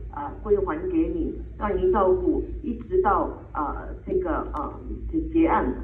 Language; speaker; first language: Chinese; native; Chinese